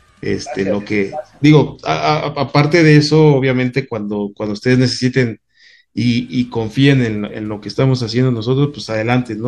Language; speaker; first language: Spanish; native; Spanish